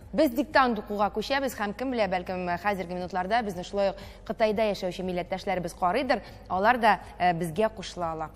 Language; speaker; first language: Tatar; native; Tatar